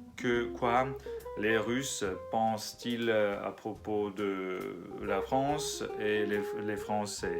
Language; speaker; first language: French; non-native, learner; Russian